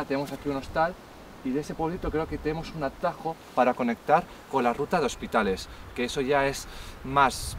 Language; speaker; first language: Spanish; native; Spanish